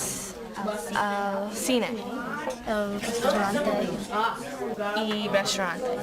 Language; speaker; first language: Spanish; non-native, learner; English